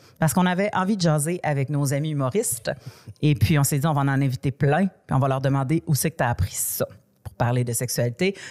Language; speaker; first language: French; native; French